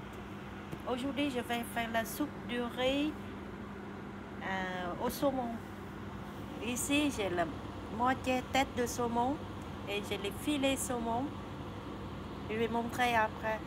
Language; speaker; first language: French; non-native, learner; Vietnamese